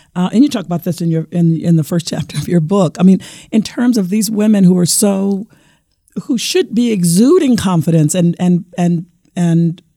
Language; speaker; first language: English; native; English